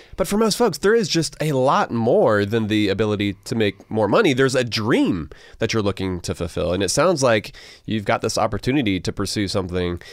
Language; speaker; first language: English; native; English